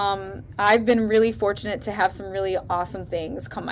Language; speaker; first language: English; native; English